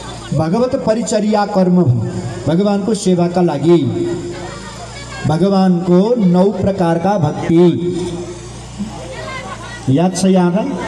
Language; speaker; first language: Nepali; native; Nepali